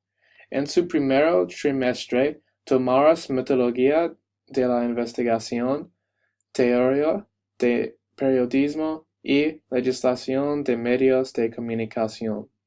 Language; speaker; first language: Spanish; non-native, learner; English